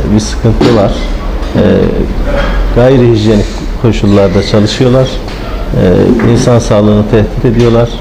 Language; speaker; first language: Turkish; native; Turkish